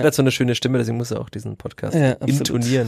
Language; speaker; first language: German; native; German